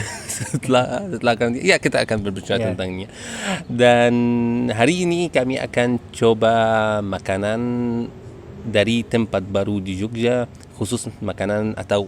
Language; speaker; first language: Indonesian; non-native, learner; Arabic